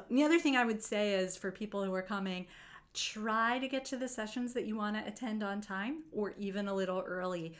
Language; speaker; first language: English; native; English